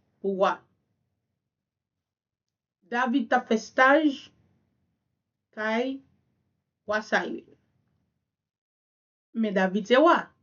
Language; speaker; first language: French; non-native, learner; Haitian Creole